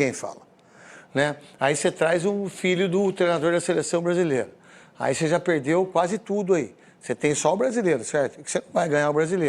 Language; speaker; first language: Portuguese; native; Portuguese